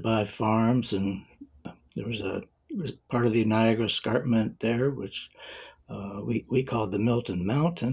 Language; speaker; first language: English; native; English